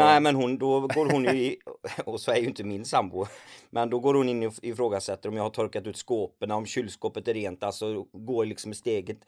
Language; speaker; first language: Swedish; native; Swedish